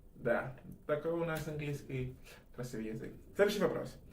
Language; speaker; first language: Russian; non-native, fluent; English